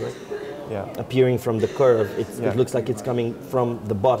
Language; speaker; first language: English; non-native, fluent; Portuguese